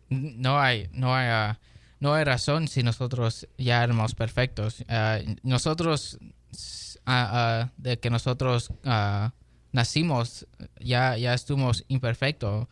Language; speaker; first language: Spanish; early bilingual, heritage; Spanish